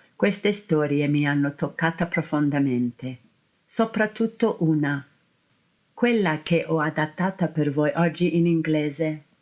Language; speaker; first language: Italian; non-native, fluent; English